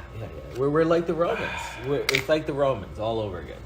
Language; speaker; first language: English; native; English